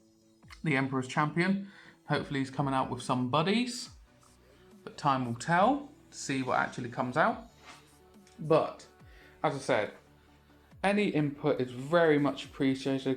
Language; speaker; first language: English; native; English